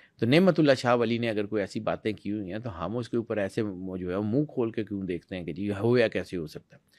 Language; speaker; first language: Urdu; non-native, local second language; Punjabi